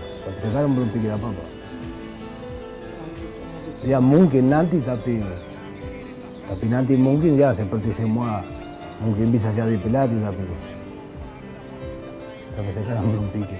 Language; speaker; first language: Indonesian; non-native, fluent; Spanish